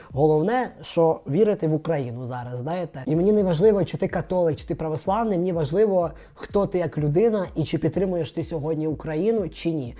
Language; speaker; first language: Ukrainian; non-native, local second language; Russian